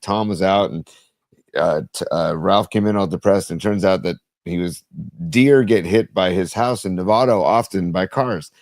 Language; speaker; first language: English; native; English